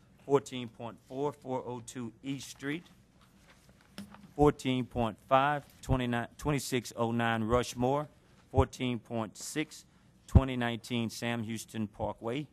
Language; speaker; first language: English; native; English